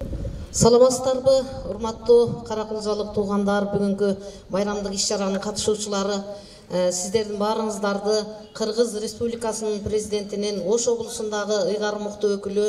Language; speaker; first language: Kyrgyz; native; Kyrgyz